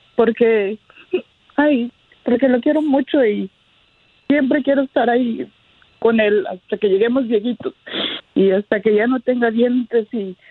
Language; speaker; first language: Spanish; native; Spanish